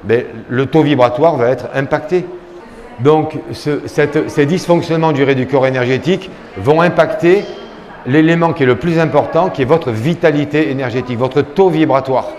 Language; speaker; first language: French; native; French